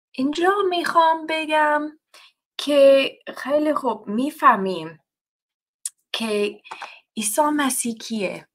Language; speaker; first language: Persian; non-native, fluent; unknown